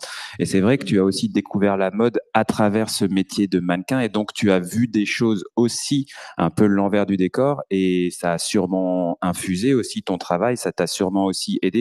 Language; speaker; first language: French; native; French